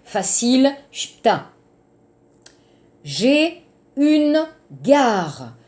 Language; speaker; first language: Korean; non-native, fluent; French